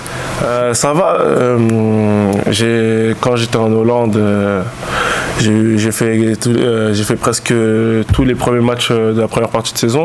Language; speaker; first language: French; native; French